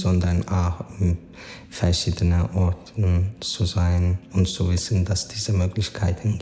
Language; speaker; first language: German; non-native, learner; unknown